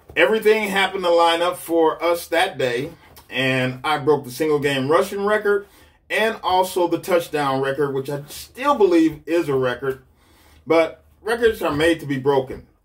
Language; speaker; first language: English; native; English